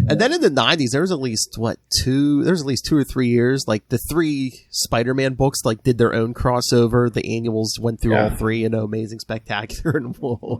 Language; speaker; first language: English; native; English